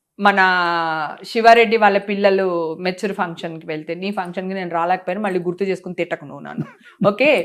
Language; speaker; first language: Telugu; native; Telugu